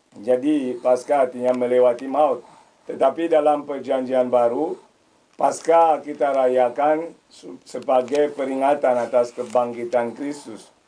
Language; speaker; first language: Indonesian; non-native, fluent; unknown